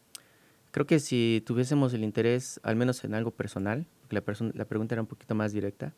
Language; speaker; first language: Spanish; native; Spanish